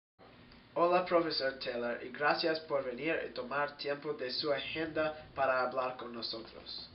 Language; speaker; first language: Spanish; non-native, learner; English